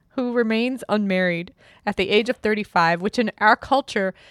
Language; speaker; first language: English; early bilingual, other home language; German